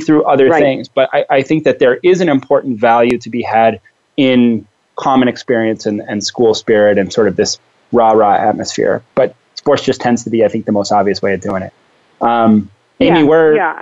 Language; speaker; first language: English; native; English